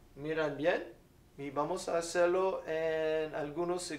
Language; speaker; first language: Spanish; non-native, fluent; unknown